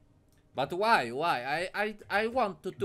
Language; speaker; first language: English; non-native, learner; Polish